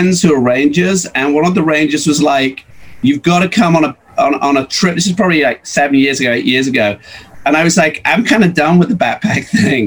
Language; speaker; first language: English; native; English